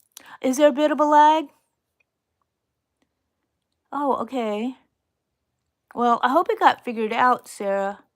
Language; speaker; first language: English; native; English